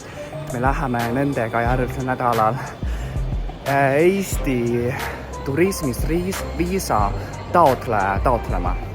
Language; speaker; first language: Estonian; non-native, fluent; Chinese